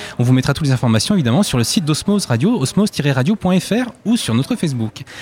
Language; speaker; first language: French; native; French